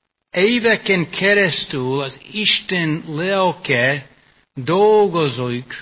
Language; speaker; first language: Hungarian; non-native, fluent; English